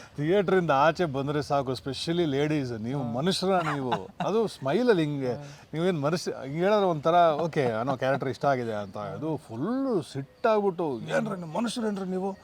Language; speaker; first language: Kannada; non-native, local second language; Tulu